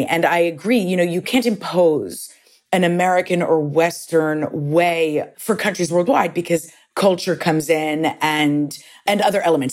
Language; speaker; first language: English; native; English